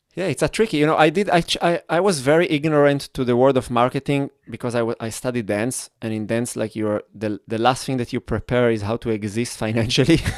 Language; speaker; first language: English; non-native, fluent; Hebrew